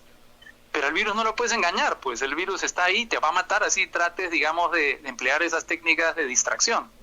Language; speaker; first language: Spanish; native; Spanish